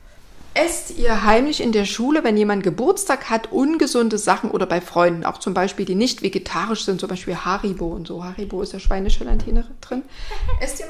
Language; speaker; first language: German; native; German